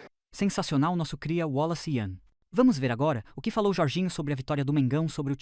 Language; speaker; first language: Portuguese; native; Portuguese